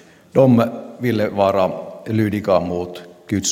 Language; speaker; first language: Swedish; non-native, local second language; Finnish